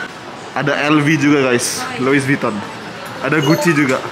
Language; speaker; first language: Indonesian; non-native, fluent; Japanese